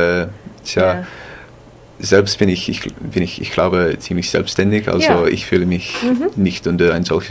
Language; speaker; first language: German; non-native, fluent; English